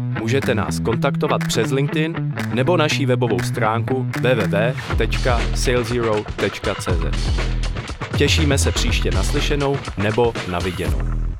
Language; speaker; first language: Czech; native; Czech